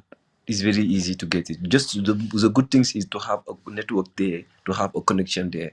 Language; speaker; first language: English; non-native, local second language; Wolof